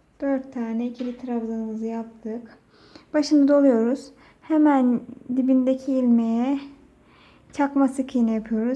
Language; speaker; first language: Turkish; native; Turkish